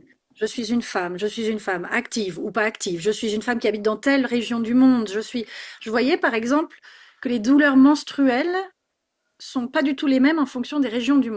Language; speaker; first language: French; native; French